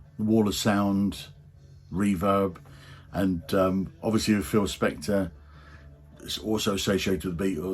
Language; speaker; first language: English; native; English